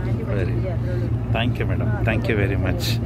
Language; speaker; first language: Kannada; native; Kannada